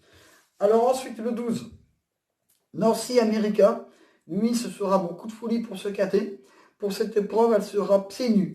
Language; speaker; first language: French; native; French